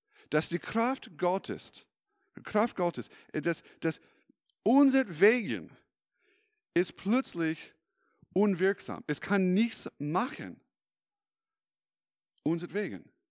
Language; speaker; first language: German; non-native, fluent; English